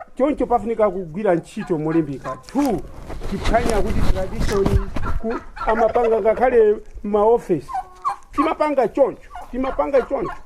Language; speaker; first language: Nyanja; non-native, local second language; Tumbuka